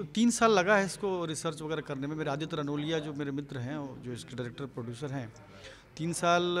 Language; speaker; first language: Hindi; native; Hindi